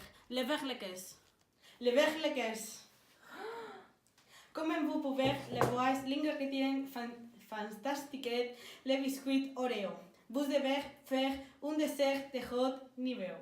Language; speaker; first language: French; non-native, learner; Spanish